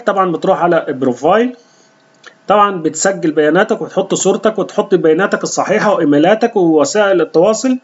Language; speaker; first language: Arabic; native; Arabic